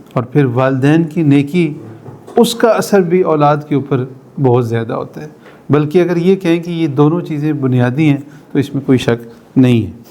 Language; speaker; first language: Urdu; native; Urdu